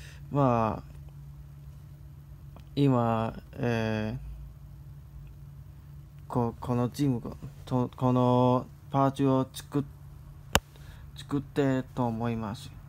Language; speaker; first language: Japanese; non-native, learner; Cantonese